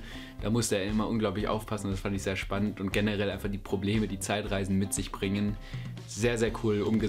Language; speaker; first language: German; native; German